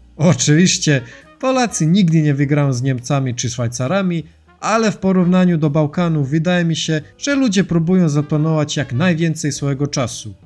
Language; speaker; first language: Polish; non-native, fluent; Serbian